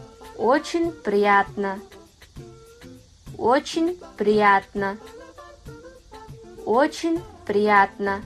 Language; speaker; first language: Russian; non-native, fluent; Kazakh